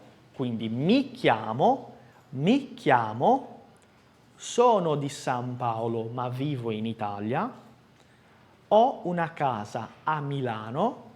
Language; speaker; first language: Italian; non-native, fluent; Portuguese